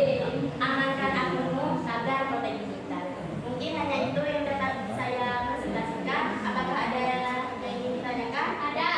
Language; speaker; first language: Indonesian; native; Indonesian